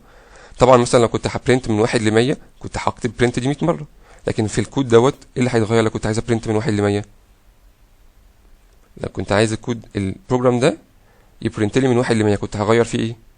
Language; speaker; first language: Arabic; native; Arabic